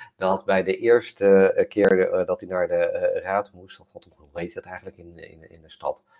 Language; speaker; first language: Dutch; native; Dutch